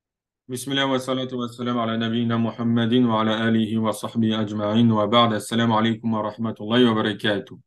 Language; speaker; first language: Arabic; non-native, fluent; French